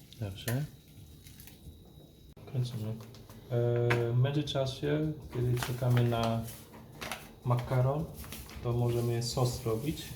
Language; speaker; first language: Polish; non-native, fluent; Vietnamese